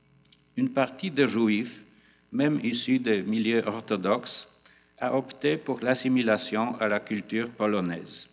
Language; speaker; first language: French; non-native, fluent; Polish